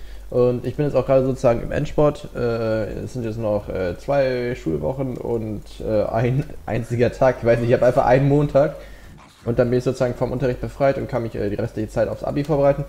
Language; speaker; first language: German; native; German